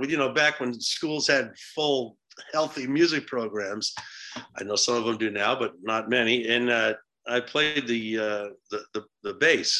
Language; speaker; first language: English; native; English